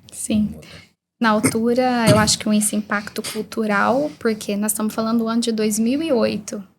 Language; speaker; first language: Portuguese; native; Portuguese